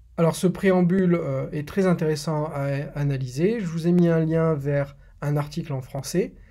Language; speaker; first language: French; native; French